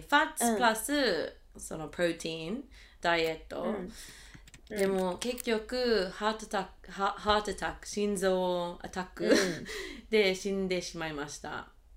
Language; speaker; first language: Japanese; non-native, learner; English